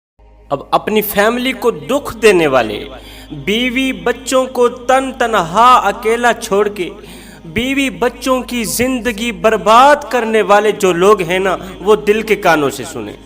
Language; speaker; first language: Urdu; native; Urdu